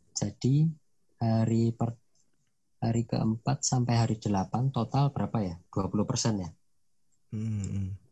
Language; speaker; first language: Indonesian; non-native, local second language; Javanese